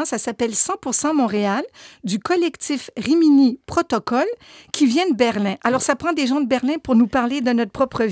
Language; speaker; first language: French; native; French